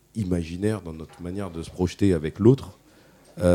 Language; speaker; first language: French; native; French